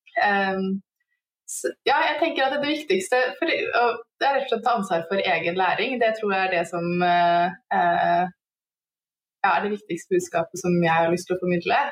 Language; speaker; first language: Norwegian; native; Norwegian